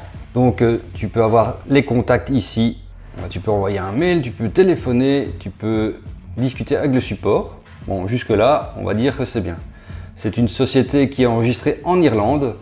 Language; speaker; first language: French; native; French